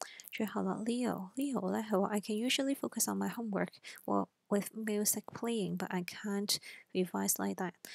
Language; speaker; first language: English; non-native, local second language; Cantonese